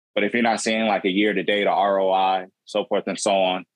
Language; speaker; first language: English; native; English